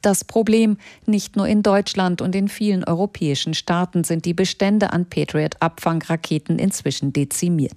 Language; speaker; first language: German; native; German